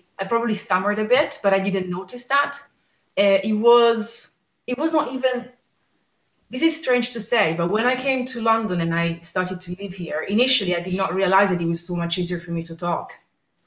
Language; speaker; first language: English; non-native, fluent; Italian